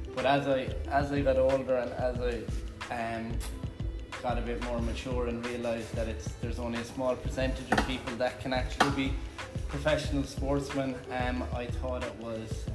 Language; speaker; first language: English; native; English